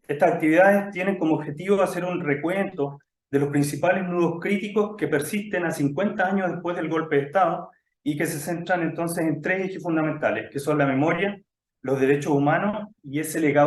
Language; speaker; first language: Spanish; native; Spanish